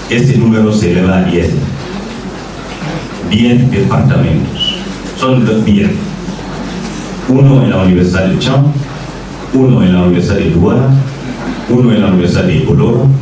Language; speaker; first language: Spanish; non-native, fluent; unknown